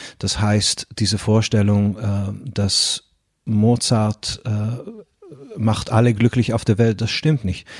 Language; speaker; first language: German; non-native, fluent; Hebrew